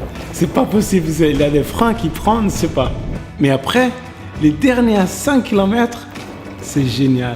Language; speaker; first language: French; non-native, fluent; Portuguese